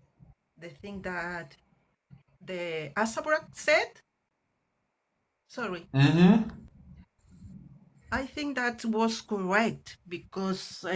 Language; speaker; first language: English; non-native, learner; Spanish